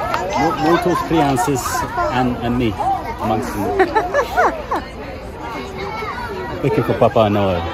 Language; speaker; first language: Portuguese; non-native, learner; English